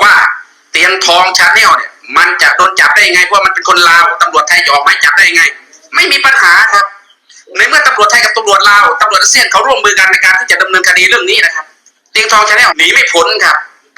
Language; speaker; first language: Thai; native; Thai